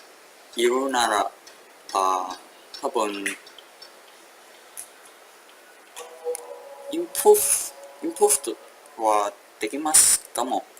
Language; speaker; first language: Japanese; non-native, learner; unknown